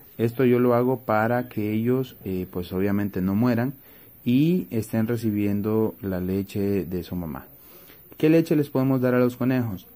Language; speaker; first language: Spanish; native; Spanish